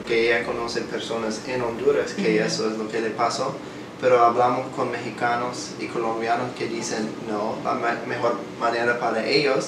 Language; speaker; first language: Spanish; non-native, fluent; English